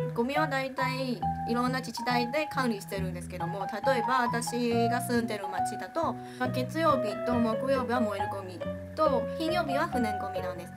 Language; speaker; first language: Japanese; non-native, fluent; Chinese